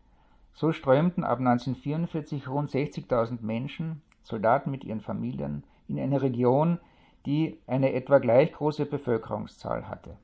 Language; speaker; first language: German; native; German